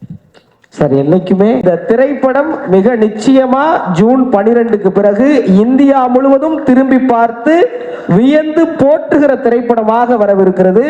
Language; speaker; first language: Tamil; native; Tamil